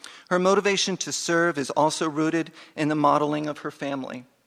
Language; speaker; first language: English; native; English